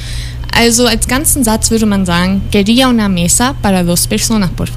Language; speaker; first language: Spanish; non-native, fluent; German